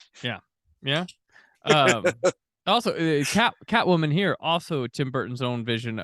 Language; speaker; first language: English; native; English